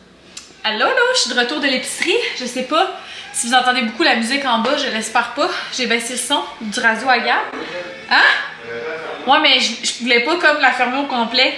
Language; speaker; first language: French; native; French